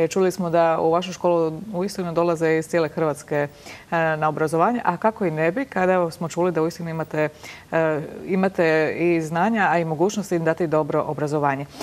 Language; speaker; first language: Croatian; native; Croatian